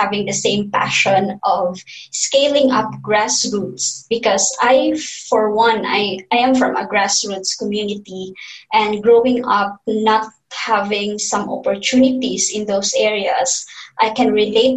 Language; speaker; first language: English; non-native, local second language; Cebuano